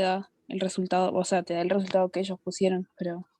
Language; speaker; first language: Spanish; native; Spanish